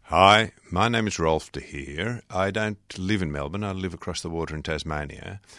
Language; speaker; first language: English; native; English